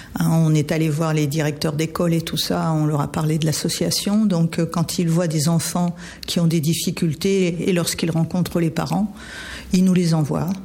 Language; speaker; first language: French; native; French